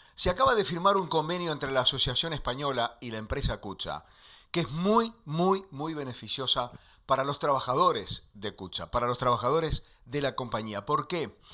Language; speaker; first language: Spanish; native; Spanish